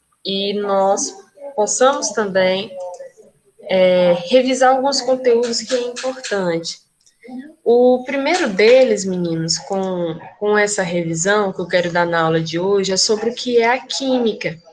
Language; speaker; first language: Portuguese; native; Portuguese